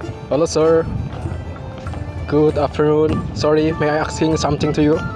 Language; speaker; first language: English; non-native, learner; Indonesian